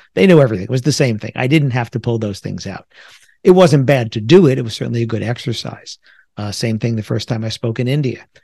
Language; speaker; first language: English; native; English